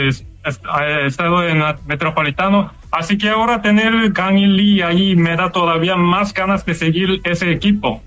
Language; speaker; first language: Spanish; non-native, learner; Korean